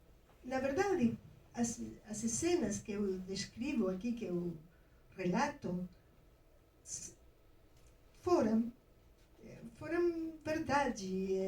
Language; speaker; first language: Portuguese; non-native, fluent; Spanish